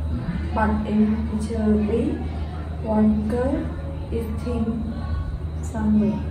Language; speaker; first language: English; non-native, learner; Khmer